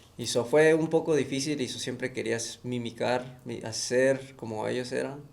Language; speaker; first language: Spanish; early bilingual, other home language; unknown